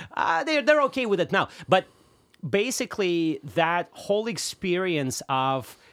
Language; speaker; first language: English; non-native, fluent; Russian